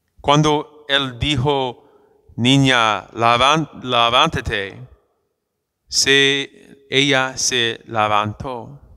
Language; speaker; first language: Spanish; non-native, fluent; English